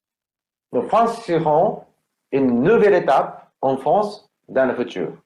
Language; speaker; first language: French; non-native, learner; Japanese